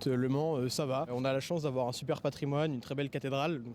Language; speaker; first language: French; native; French